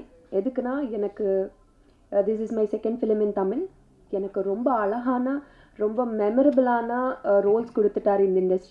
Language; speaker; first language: Tamil; non-native, learner; Telugu